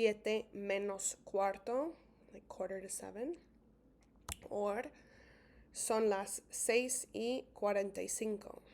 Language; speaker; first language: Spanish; non-native, fluent; English